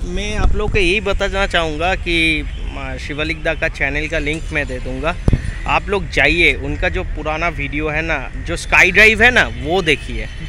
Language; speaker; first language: Hindi; non-native, local second language; Bangla